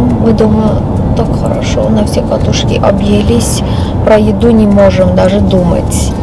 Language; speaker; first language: Russian; non-native, local second language; Armenian